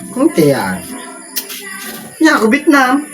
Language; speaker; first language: Filipino; non-native, local second language; Bikol